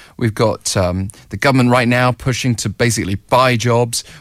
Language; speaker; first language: English; native; English